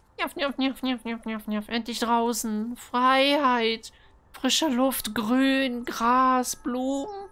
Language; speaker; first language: German; native; German